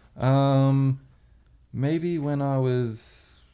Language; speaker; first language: English; native; English